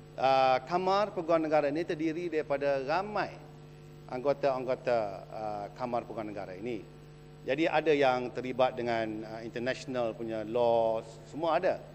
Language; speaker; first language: Malay; native; Malay